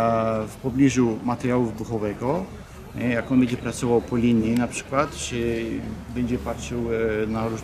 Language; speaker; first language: Polish; early bilingual, heritage; Polish